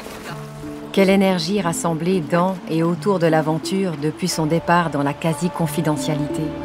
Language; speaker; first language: French; native; French